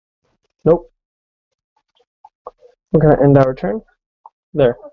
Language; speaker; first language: English; native; English